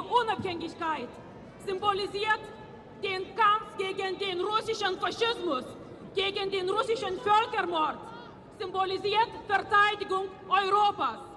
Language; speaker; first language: German; non-native, fluent; Lithuanian